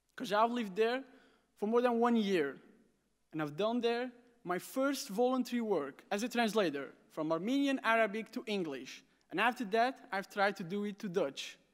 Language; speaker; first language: English; non-native, fluent; Arabic